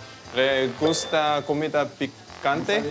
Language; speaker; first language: Spanish; non-native, learner; Korean